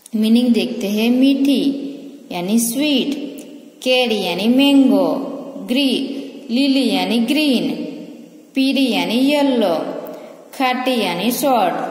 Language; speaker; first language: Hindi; non-native, local second language; Gujarati